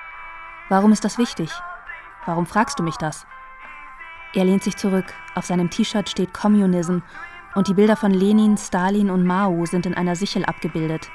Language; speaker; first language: German; native; German